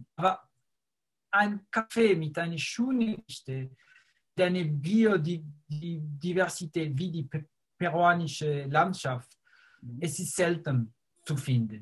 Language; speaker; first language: German; non-native, fluent; Spanish